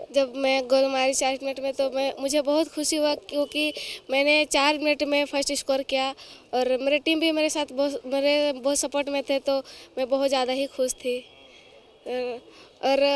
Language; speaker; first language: Hindi; native; Hindi